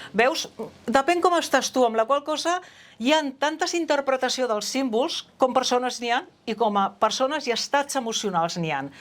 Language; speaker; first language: Catalan; non-native, local second language; Spanish